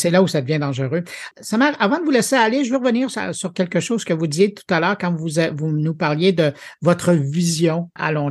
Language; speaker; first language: French; native; French